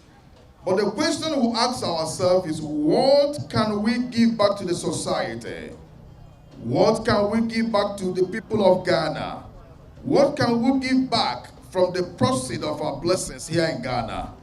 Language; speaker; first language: English; non-native, local second language; Igbo